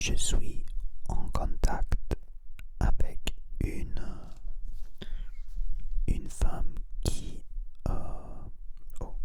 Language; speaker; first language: French; non-native, learner; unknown